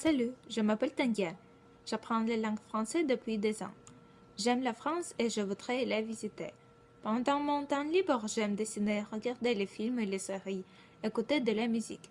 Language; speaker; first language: French; non-native, learner; Russian